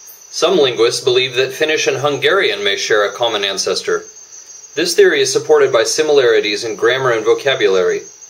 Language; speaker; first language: English; native; English